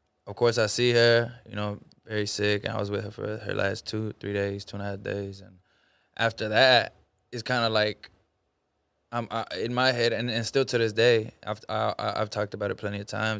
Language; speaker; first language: English; early bilingual, other home language; Spanish